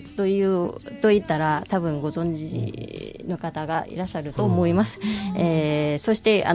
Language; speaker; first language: Japanese; non-native, fluent; Vietnamese